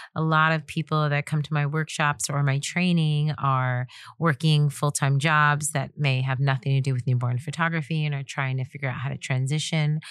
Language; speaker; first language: English; native; English